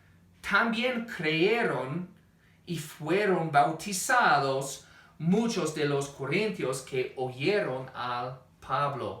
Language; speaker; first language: Spanish; non-native, fluent; English